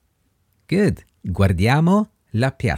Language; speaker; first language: Italian; non-native, fluent; English